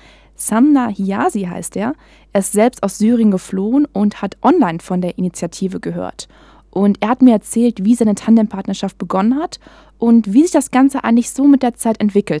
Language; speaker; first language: German; native; German